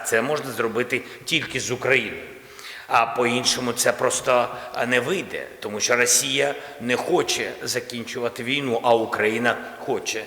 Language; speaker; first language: Ukrainian; non-native, local second language; Russian